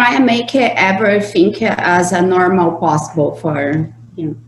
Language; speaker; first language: English; non-native, learner; Portuguese